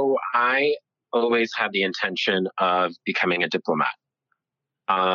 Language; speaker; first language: English; early bilingual, other home language; Italian